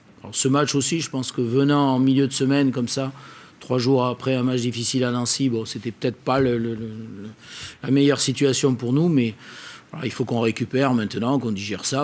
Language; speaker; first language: French; native; French